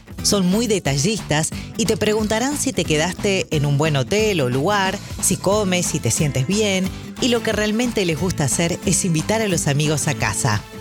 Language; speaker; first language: Spanish; native; Spanish